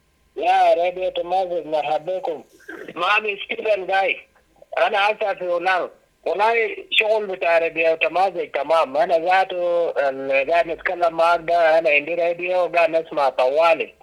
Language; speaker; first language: Arabic; non-native, local second language; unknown